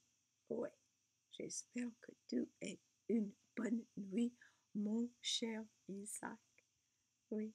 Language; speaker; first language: French; non-native, learner; English